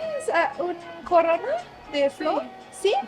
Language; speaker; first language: Spanish; non-native, learner; English